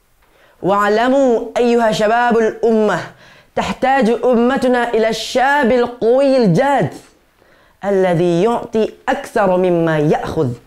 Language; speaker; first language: Arabic; non-native, learner; Indonesian